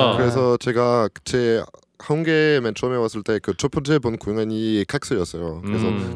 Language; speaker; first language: Korean; non-native, learner; French